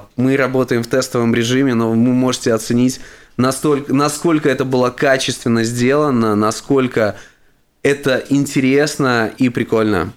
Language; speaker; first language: Russian; native; Russian